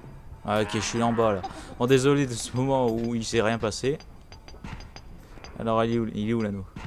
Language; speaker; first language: French; native; French